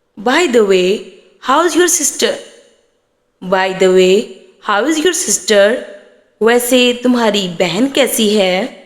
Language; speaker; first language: Urdu; native; Urdu